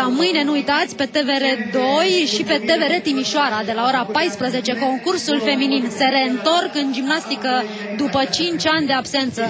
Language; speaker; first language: Romanian; native; Romanian